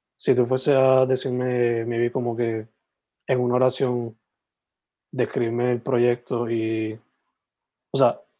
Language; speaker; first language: Spanish; native; Spanish